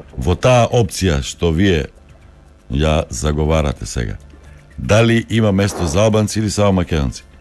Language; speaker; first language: Macedonian; native; Macedonian